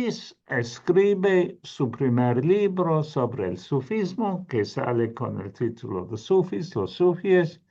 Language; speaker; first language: Spanish; non-native, fluent; English